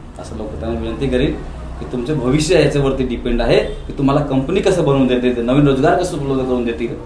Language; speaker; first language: Marathi; non-native, local second language; Hindi